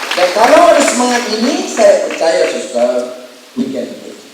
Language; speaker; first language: Malay; native; Malay